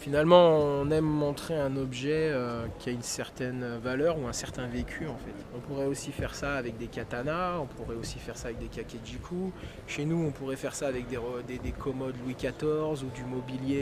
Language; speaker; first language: French; native; French